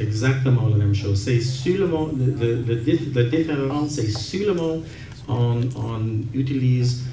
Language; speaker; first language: French; non-native, local second language; English